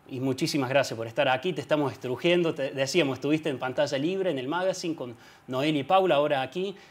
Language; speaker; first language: Spanish; native; Spanish